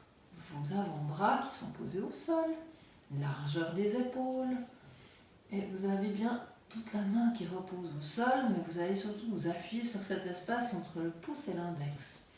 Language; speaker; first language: French; native; French